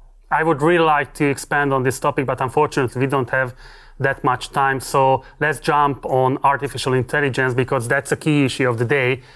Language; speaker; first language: English; non-native, fluent; Hungarian